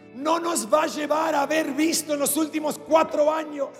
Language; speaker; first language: Spanish; non-native, fluent; English